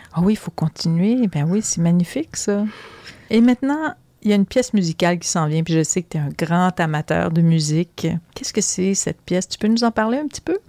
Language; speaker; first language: French; native; French